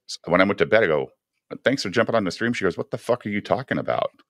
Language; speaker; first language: English; native; English